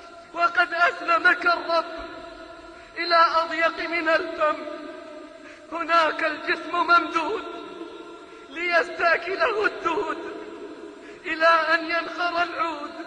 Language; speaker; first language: Arabic; native; Arabic